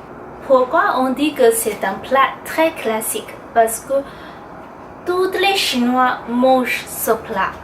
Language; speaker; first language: French; non-native, fluent; Chinese